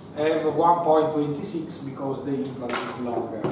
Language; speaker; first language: English; non-native, fluent; Italian